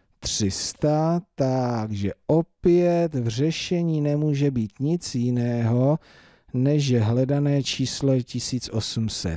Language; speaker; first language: Czech; native; Czech